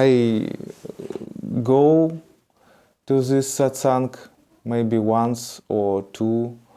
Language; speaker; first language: English; non-native, learner; Russian